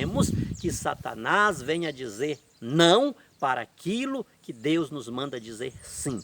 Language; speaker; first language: Portuguese; native; Portuguese